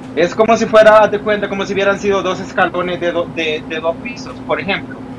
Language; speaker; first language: Spanish; native; Spanish